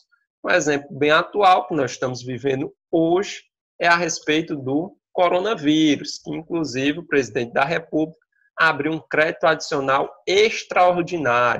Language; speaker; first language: Portuguese; native; Portuguese